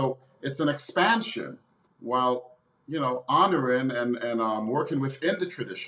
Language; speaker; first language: English; native; English